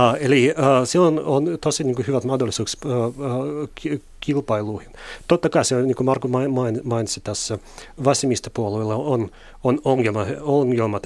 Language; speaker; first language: Finnish; non-native, fluent; Russian